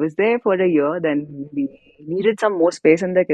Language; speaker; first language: English; non-native, local second language; Hindi